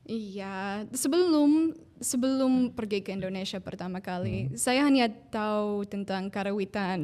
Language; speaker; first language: Indonesian; non-native, fluent; English